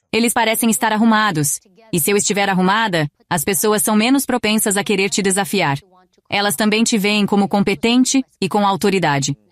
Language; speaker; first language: Portuguese; non-native, fluent; Greek